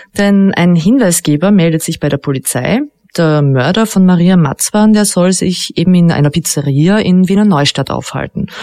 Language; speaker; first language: German; native; German